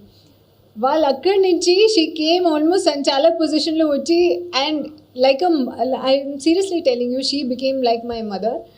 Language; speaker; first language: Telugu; non-native, learner; Hindi